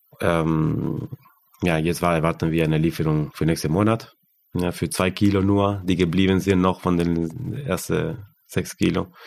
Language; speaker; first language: German; non-native, fluent; Spanish